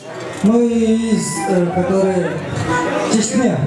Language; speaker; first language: Russian; non-native, local second language; Kyrgyz